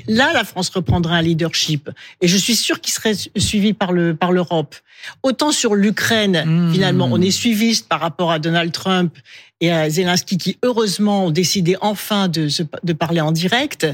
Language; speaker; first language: French; native; French